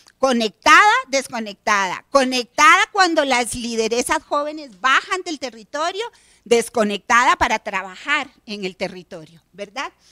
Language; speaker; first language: Spanish; native; Spanish